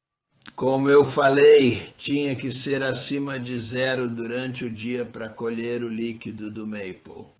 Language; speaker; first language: Portuguese; non-native, fluent; English